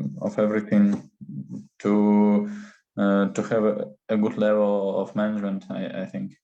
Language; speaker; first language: English; non-native, learner; Russian